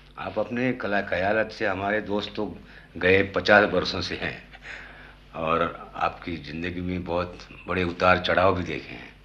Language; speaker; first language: Hindi; non-native, local second language; Marathi